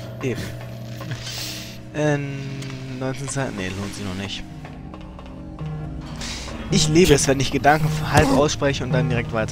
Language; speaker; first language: German; native; German